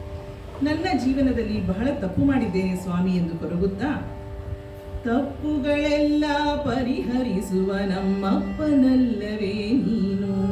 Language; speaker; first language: Kannada; native; Kannada